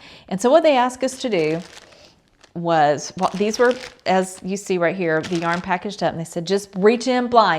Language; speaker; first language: English; native; English